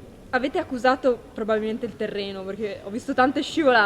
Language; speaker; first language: Italian; native; Italian